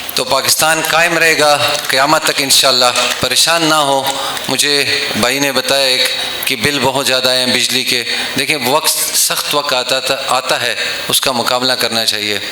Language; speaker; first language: Urdu; non-native, local second language; Pashto